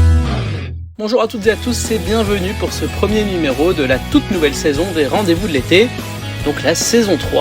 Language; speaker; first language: French; native; French